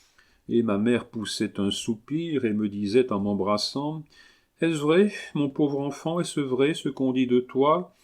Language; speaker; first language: French; native; French